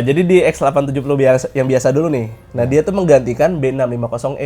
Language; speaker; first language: Indonesian; native; Indonesian